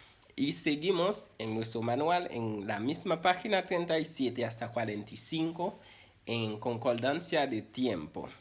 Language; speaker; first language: Spanish; non-native, fluent; Haitian Creole